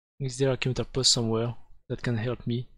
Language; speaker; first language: English; non-native, learner; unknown